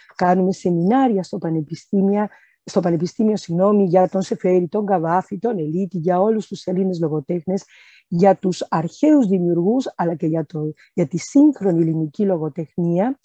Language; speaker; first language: Greek; early bilingual, other home language; Spanish